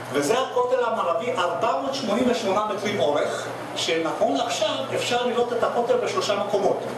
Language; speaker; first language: Hebrew; non-native, fluent; Russian